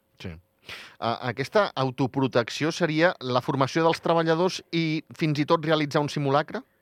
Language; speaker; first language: Catalan; native; Catalan